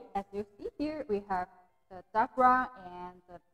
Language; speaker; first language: English; non-native, fluent; Chinese